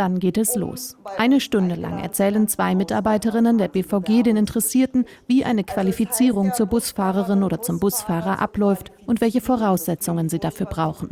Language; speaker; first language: German; native; German